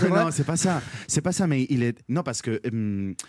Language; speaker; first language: French; non-native, fluent; Spanish